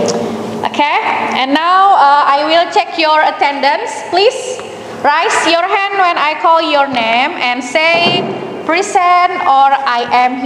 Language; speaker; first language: English; non-native, fluent; Indonesian